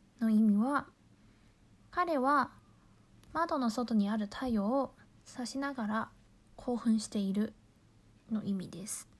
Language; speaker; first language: Japanese; non-native, fluent; Chinese